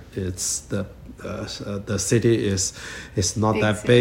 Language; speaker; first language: English; non-native, learner; Chinese